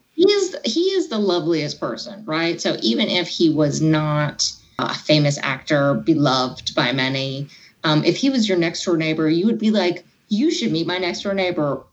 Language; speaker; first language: English; native; English